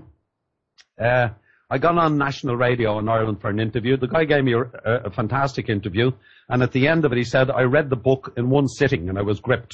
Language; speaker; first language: English; native; English